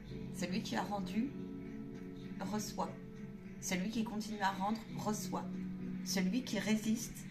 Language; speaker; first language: French; native; French